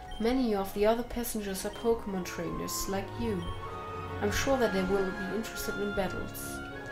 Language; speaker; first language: English; non-native, fluent; German